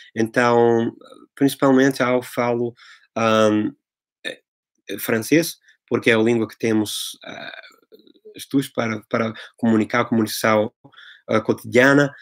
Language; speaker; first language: Portuguese; non-native, fluent; English